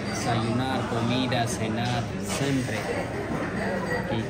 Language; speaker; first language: Spanish; non-native, learner; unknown